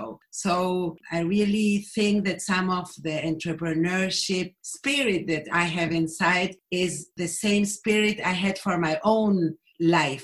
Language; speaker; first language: English; non-native, fluent; Spanish